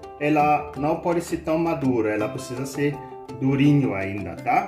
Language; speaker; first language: Portuguese; non-native, learner; German